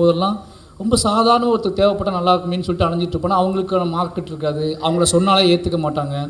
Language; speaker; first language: Tamil; native; Tamil